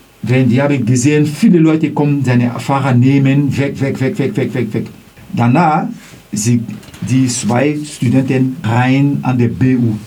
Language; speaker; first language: German; non-native, learner; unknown